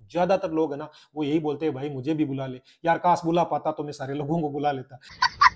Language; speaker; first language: Hindi; native; Hindi